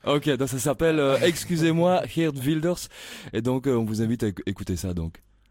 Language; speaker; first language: French; native; French